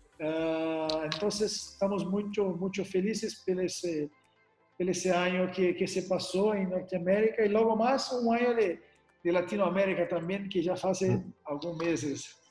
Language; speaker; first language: Spanish; non-native, learner; Portuguese